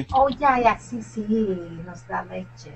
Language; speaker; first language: Spanish; non-native, learner; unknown